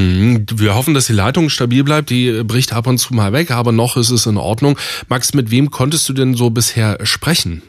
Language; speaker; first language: German; native; German